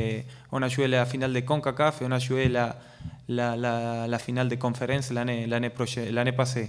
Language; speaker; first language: French; non-native, learner; Spanish